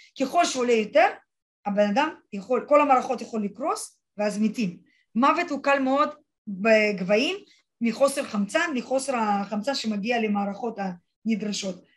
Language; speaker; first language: Hebrew; non-native, fluent; Russian